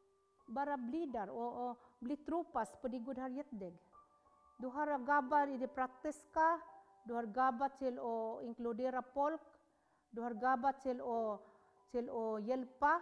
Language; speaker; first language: Norwegian; non-native, fluent; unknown